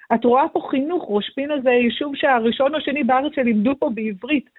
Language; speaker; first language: Hebrew; native; Hebrew